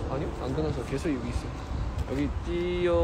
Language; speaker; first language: Korean; non-native, fluent; Chinese